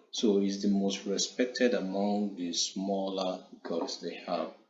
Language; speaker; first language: English; non-native, local second language; Yoruba